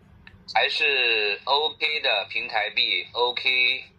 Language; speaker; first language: Chinese; native; Chinese